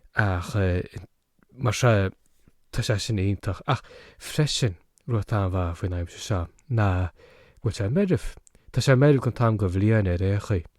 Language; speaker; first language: Irish; native; Irish